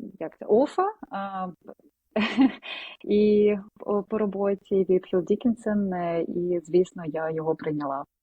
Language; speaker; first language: Ukrainian; non-native, local second language; Russian